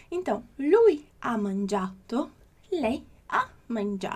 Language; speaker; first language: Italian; non-native, fluent; Portuguese